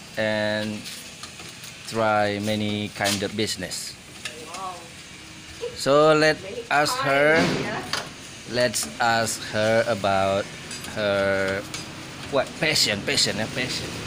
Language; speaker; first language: English; non-native, learner; Indonesian